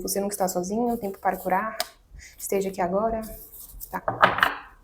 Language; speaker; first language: Portuguese; native; Portuguese